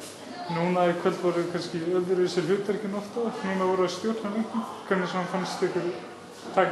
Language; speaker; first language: Icelandic; native; Icelandic